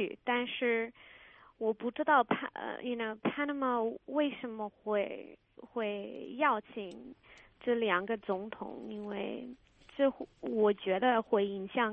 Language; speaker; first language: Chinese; non-native, fluent; English